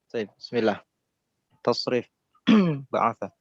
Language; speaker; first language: Arabic; non-native, learner; Indonesian